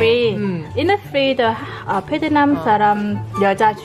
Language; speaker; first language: Korean; non-native, learner; Vietnamese